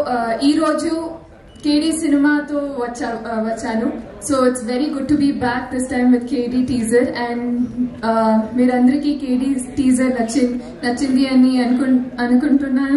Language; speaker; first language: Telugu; non-native, learner; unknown